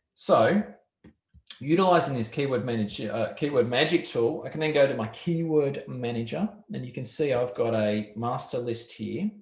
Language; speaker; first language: English; native; English